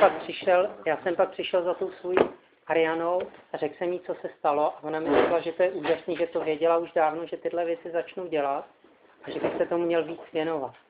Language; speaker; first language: Czech; native; Czech